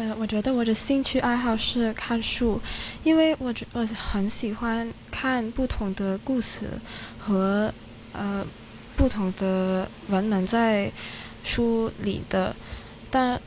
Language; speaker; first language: Chinese; non-native, local second language; Cantonese